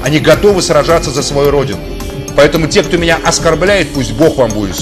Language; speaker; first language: Russian; non-native, local second language; Azerbaijani